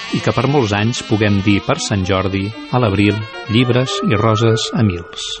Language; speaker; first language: Catalan; native; Catalan